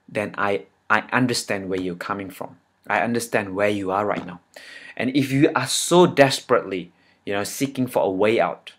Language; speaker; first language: English; non-native, fluent; Indonesian